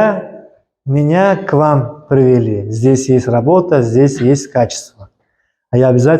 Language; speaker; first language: Russian; non-native, local second language; Uzbek